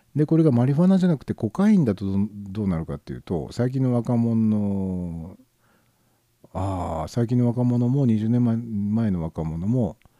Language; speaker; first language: Japanese; native; Japanese